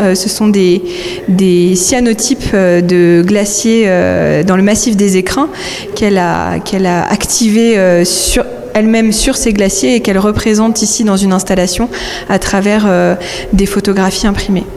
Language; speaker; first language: French; native; French